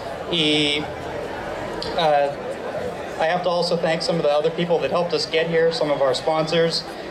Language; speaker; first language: English; native; English